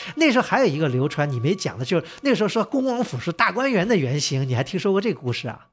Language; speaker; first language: Chinese; native; Chinese